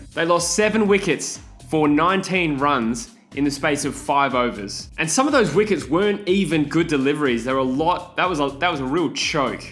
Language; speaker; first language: English; native; English